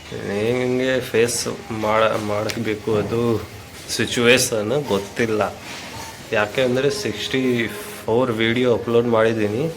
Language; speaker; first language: Kannada; non-native, local second language; Hindi